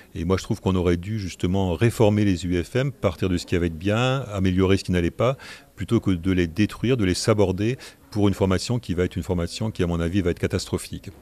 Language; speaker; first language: French; native; French